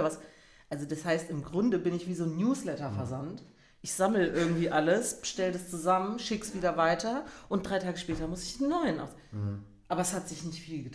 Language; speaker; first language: German; native; German